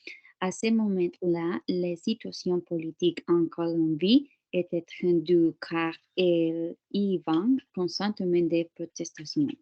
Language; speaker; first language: French; non-native, learner; Spanish